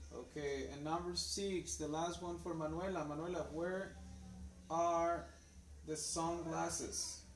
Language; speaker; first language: English; non-native, fluent; Spanish